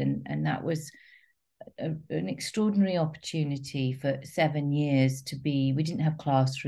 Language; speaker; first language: English; native; English